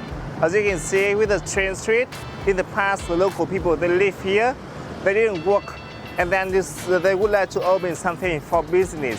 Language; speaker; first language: English; non-native, fluent; Vietnamese